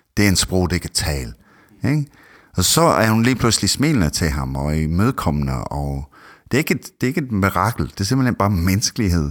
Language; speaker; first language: Danish; non-native, fluent; English